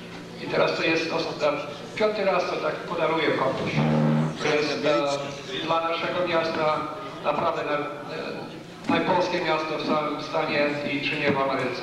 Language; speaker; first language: Polish; early bilingual, heritage; English